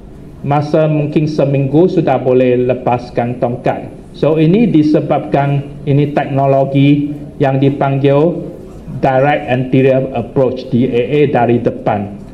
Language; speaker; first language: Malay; non-native, local second language; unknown